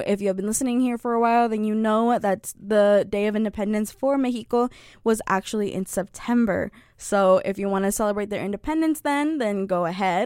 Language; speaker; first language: English; early bilingual, other home language; Spanish